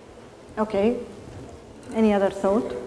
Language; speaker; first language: English; non-native, fluent; Arabic